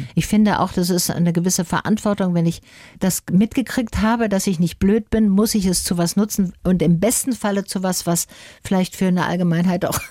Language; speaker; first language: German; native; German